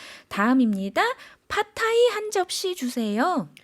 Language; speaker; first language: Korean; native; Korean